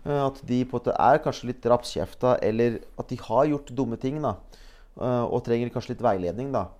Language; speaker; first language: Norwegian; early bilingual, other home language; Bosnian